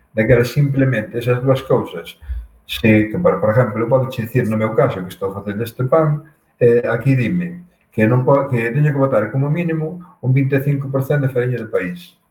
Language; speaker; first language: Galician; native; Galician